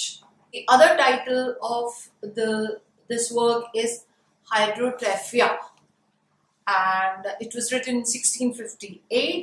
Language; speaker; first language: English; non-native, local second language; Hindi